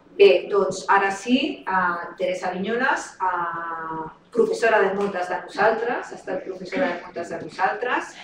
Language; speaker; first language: Catalan; native; Catalan